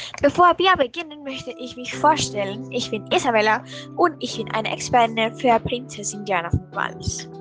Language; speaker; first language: German; non-native, learner; Spanish